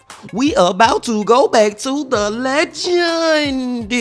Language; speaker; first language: English; native; English